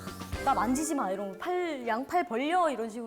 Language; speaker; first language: Korean; native; Korean